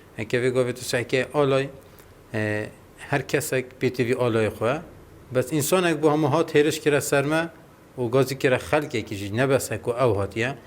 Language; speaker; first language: Kurdish; native; Kurdish